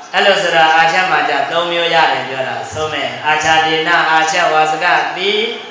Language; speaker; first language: Burmese; native; Burmese